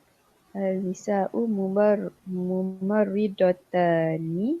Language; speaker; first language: Arabic; non-native, learner; Malay